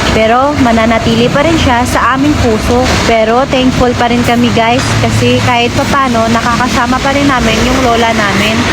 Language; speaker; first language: Filipino; non-native, local second language; Hiligaynon